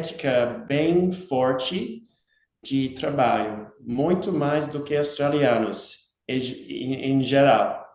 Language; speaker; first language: Portuguese; non-native, learner; English